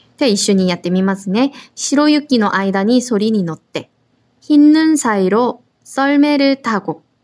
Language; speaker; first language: Japanese; non-native, fluent; Korean